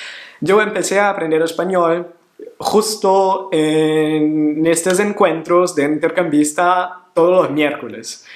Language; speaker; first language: Spanish; non-native, fluent; Portuguese